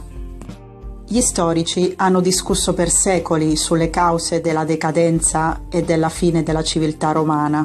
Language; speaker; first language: Italian; native; Italian